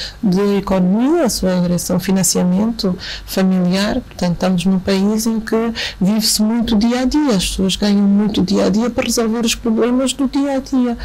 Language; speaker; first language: Portuguese; native; Portuguese